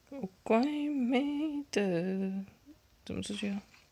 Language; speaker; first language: Chinese; native; Chinese